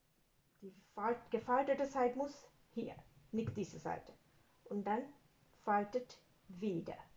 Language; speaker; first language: German; non-native, learner; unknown